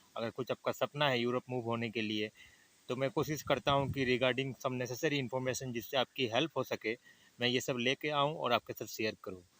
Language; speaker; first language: Hindi; native; Hindi